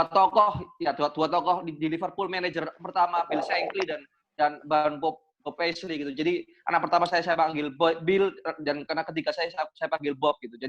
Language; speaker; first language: Indonesian; native; Indonesian